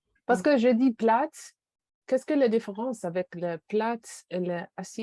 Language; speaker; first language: French; non-native, learner; English